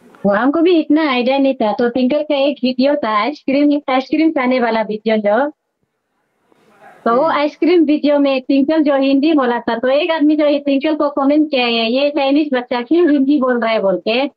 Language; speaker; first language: Hindi; non-native, local second language; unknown